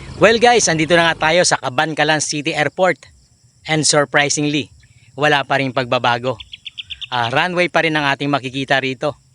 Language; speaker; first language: Filipino; non-native, local second language; Hiligaynon